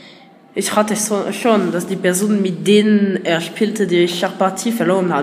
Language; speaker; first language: German; non-native, learner; French